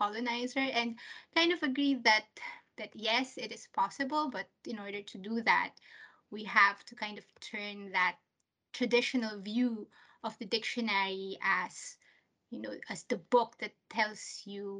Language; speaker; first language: English; non-native, local second language; Filipino